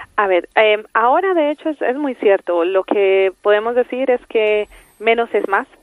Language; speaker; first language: Spanish; native; Spanish